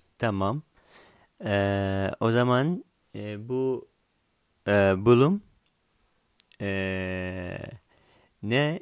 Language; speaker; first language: Turkish; non-native, learner; Arabic